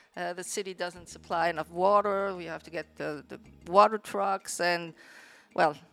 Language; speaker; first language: English; non-native, fluent; Spanish